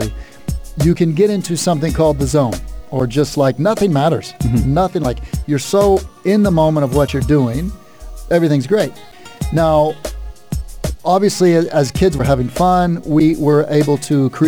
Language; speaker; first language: English; native; English